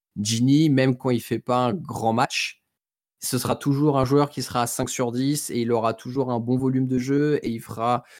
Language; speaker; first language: French; native; French